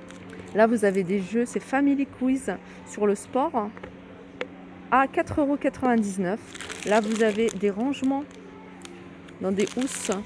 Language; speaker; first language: French; native; French